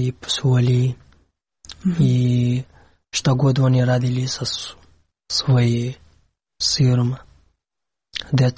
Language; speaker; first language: Serbian; non-native, learner; Pashto